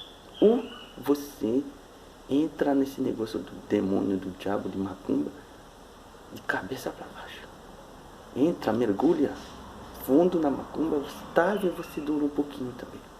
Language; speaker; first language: Portuguese; non-native, fluent; Haitian Creole